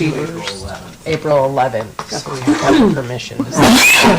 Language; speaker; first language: English; native; English